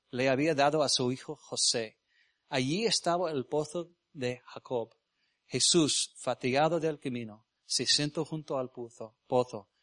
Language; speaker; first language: Spanish; early bilingual, heritage; Spanish